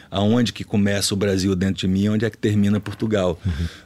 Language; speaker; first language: Portuguese; native; Portuguese